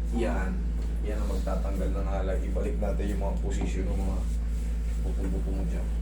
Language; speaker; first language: Filipino; native; Filipino